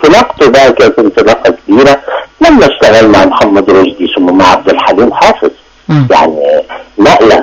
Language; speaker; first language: Arabic; native; Arabic